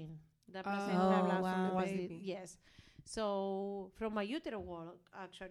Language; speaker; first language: English; non-native, learner; Spanish